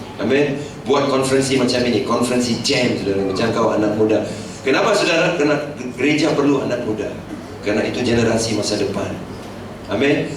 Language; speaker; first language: Malay; non-native, local second language; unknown